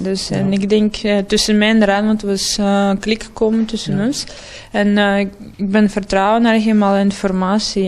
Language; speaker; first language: Dutch; non-native, learner; Russian